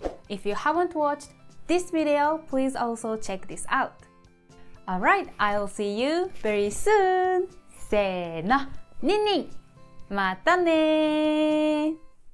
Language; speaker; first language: English; non-native, fluent; Japanese